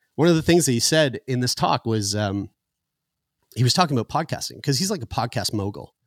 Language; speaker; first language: English; native; English